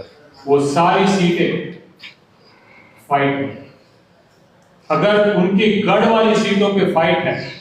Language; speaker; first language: Hindi; native; Hindi